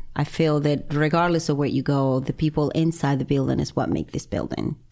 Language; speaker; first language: English; non-native, fluent; Spanish